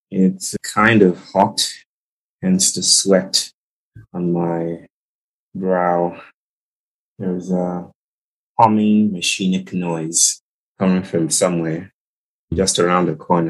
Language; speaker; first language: English; non-native, local second language; Yoruba